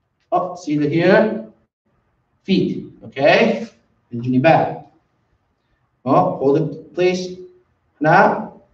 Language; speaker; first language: English; non-native, fluent; Korean